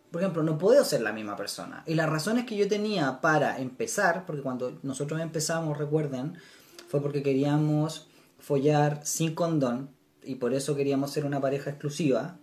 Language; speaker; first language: Spanish; native; Spanish